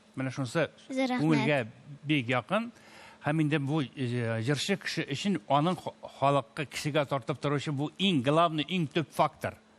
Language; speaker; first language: Tatar; native; Tatar